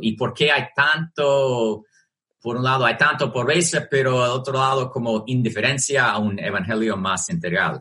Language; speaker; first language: Spanish; non-native, fluent; English